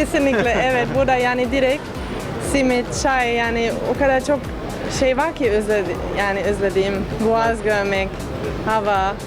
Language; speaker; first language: Turkish; non-native, fluent; German